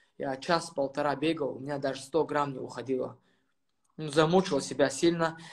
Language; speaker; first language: Russian; non-native, local second language; Chechen